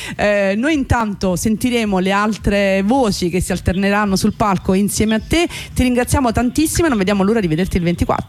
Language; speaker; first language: Italian; native; Italian